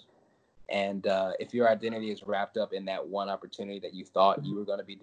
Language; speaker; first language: English; native; English